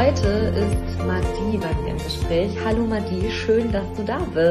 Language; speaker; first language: German; native; German